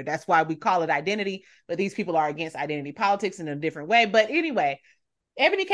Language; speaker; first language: English; native; English